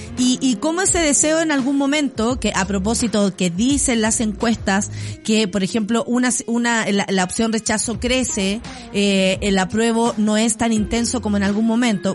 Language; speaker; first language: Spanish; native; Spanish